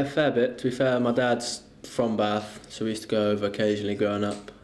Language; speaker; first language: English; native; English